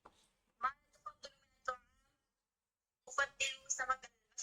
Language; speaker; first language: Arabic; non-native, learner; Bangla